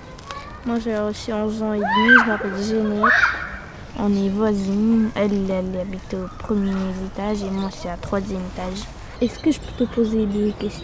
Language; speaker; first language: French; early bilingual, other home language; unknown